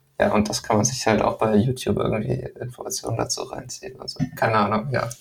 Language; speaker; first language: German; early bilingual, other home language; Danish